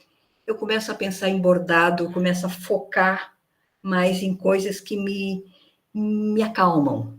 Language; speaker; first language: Portuguese; native; Portuguese